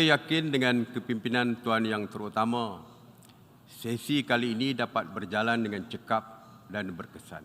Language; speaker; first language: Malay; native; Malay